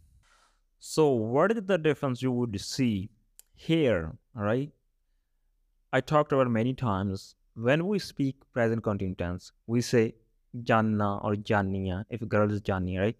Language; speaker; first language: English; non-native, local second language; Punjabi